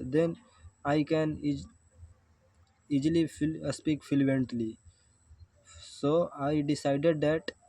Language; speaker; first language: English; non-native, learner; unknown